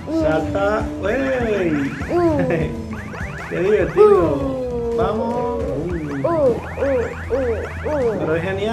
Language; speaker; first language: Spanish; native; Spanish